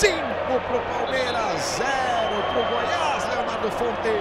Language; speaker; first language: Portuguese; native; Portuguese